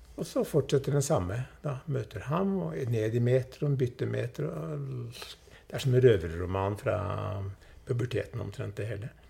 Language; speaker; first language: Norwegian; early bilingual, other home language; Swedish